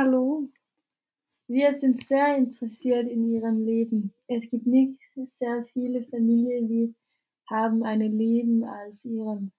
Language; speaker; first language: German; non-native, learner; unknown